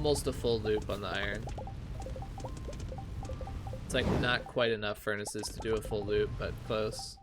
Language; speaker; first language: English; native; English